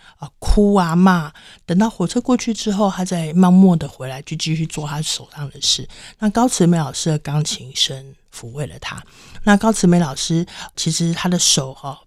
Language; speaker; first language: Chinese; native; Chinese